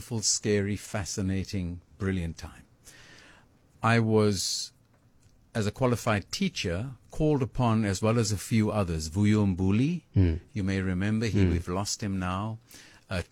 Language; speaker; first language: English; native; English